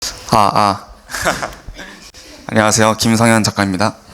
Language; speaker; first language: Korean; native; Korean